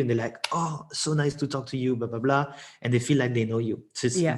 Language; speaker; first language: English; non-native, fluent; French